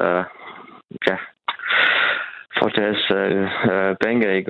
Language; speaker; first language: Danish; non-native, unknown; Estonian